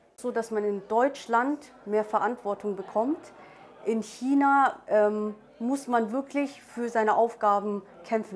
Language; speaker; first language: German; early bilingual, other home language; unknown